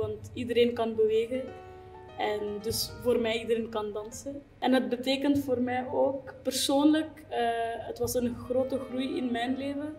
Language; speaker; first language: Dutch; non-native, fluent; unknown